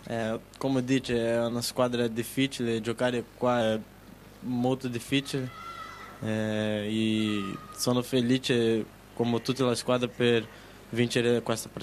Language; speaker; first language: Italian; non-native, learner; Portuguese